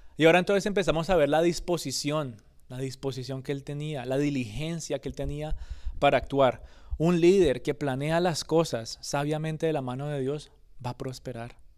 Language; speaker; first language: Spanish; early bilingual, other home language; English